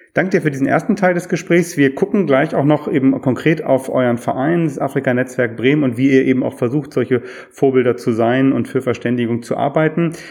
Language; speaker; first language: German; native; German